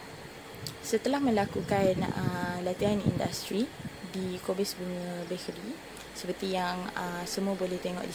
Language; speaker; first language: Malay; native; Malay